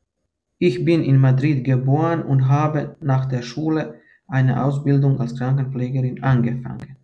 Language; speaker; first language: German; non-native, fluent; Croatian